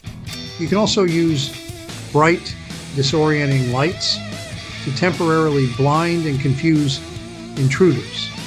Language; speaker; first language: English; native; English